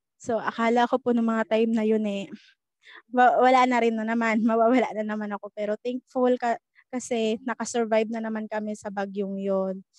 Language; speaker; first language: Filipino; non-native, local second language; Bikol